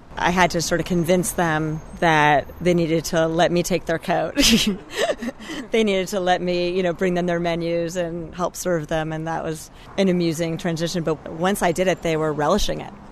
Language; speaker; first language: English; native; English